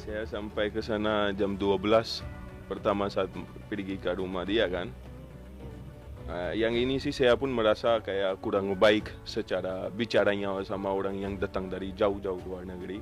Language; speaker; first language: Indonesian; non-native, fluent; Urdu